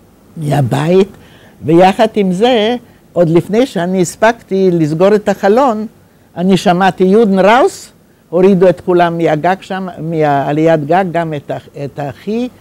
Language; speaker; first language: Hebrew; non-native, fluent; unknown